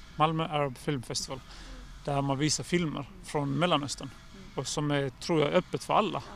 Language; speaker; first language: Swedish; native; Swedish